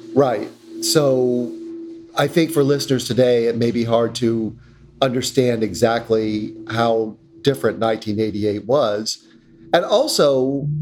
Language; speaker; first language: English; native; English